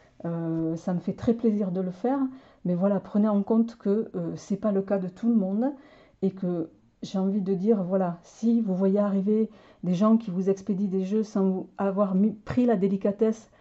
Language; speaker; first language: French; native; French